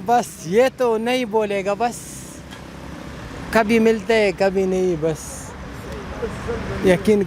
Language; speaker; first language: Hindi; non-native, local second language; Pashto